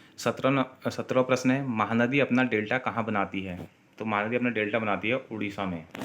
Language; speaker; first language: Hindi; native; Hindi